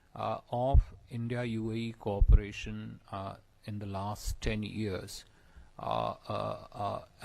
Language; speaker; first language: English; non-native, local second language; Hindi